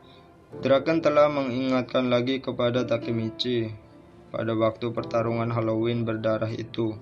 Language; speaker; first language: Indonesian; native; Indonesian